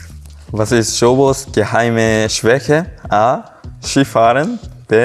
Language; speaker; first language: German; non-native, learner; Korean